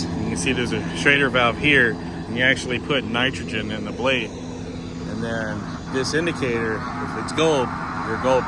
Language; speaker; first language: English; native; English